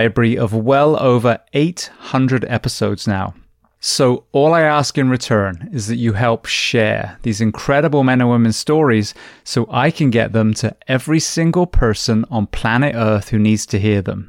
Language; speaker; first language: English; native; English